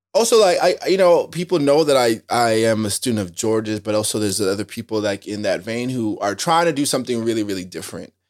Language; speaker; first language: English; native; English